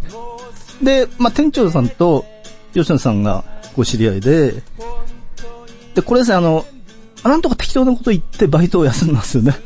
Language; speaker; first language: Japanese; native; Japanese